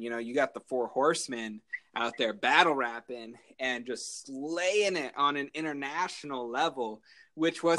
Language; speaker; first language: English; native; English